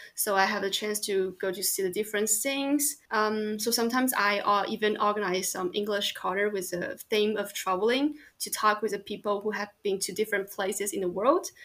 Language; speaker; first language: English; non-native, fluent; Chinese